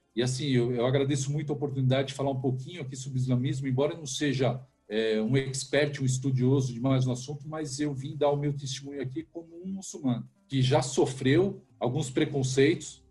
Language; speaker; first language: Portuguese; native; Portuguese